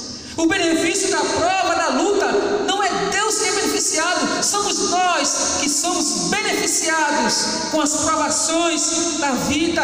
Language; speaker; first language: Portuguese; native; Portuguese